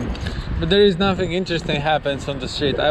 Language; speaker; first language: English; non-native, learner; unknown